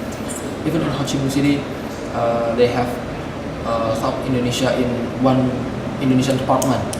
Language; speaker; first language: English; non-native, fluent; Indonesian